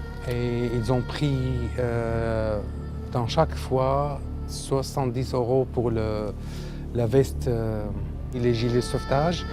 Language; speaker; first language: French; non-native, learner; Arabic